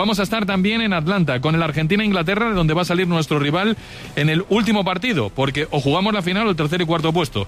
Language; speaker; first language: Spanish; native; Spanish